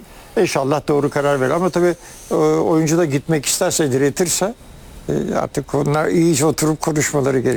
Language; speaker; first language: Turkish; native; Turkish